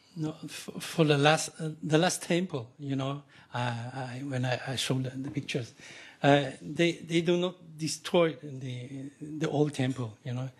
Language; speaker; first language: English; non-native, learner; French